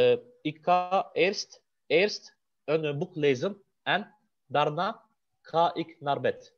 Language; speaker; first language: Dutch; non-native, learner; Turkish